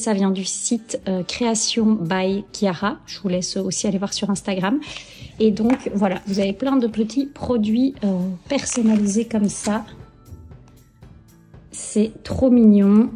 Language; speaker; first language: French; native; French